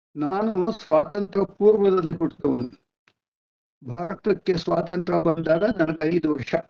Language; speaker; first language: Kannada; non-native, local second language; Telugu